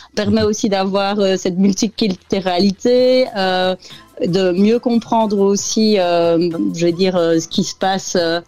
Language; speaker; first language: French; native; French